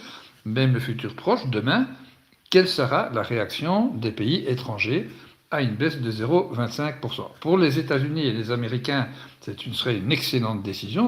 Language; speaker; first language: French; native; French